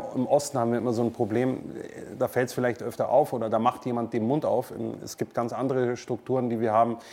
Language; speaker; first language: German; native; German